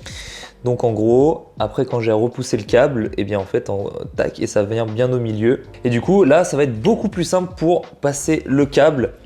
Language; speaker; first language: French; native; French